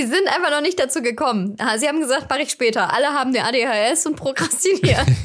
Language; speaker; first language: German; native; German